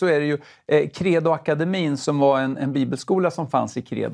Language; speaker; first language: Swedish; native; Swedish